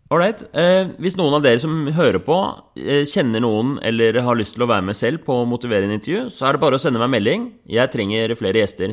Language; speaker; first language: Norwegian; native; Norwegian